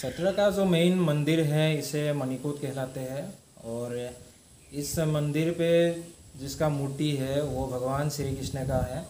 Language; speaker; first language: Hindi; non-native, local second language; Assamese